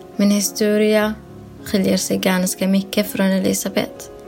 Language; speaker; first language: Swedish; early bilingual, other home language; Somali